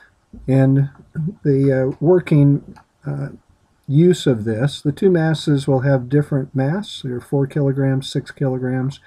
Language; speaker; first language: English; native; English